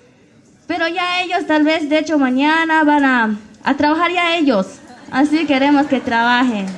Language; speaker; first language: Spanish; non-native, local second language; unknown